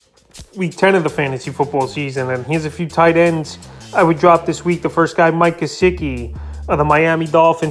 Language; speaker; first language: English; native; English